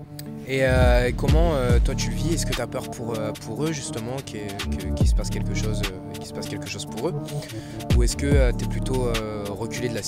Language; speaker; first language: French; native; French